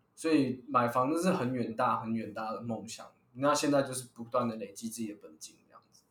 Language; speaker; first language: Chinese; native; Chinese